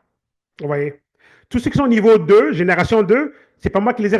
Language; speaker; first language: French; native; French